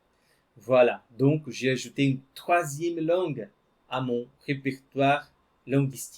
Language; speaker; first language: French; non-native, fluent; Portuguese